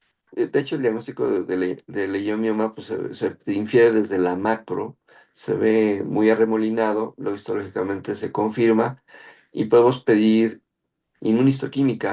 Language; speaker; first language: Spanish; native; Spanish